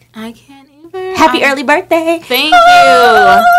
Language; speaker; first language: English; native; English